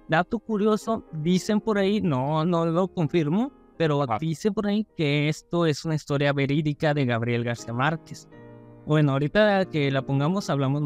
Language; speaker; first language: Spanish; native; Spanish